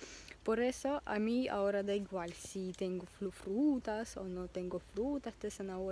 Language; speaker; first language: Spanish; non-native, learner; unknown